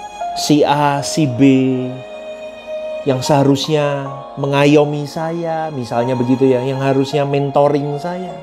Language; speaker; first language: Indonesian; native; Indonesian